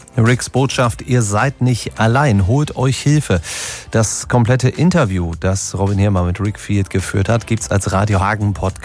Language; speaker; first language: German; native; German